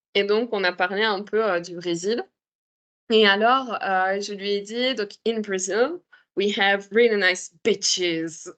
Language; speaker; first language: French; native; French